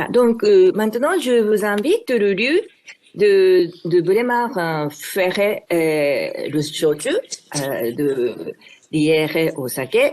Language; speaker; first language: French; non-native, fluent; Japanese